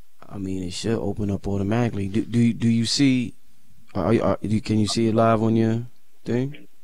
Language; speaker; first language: English; native; English